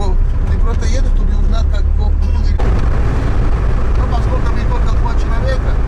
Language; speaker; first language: Russian; non-native, learner; Spanish